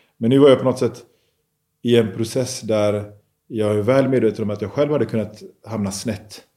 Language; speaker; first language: Swedish; early bilingual, other home language; Persian